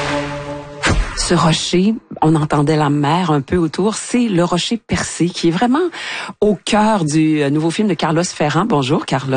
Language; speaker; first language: French; native; French